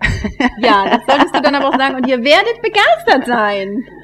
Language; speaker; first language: German; native; German